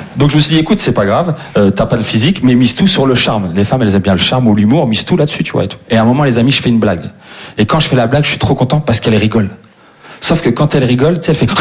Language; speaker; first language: French; native; French